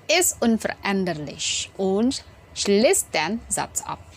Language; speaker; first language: German; non-native, fluent; Indonesian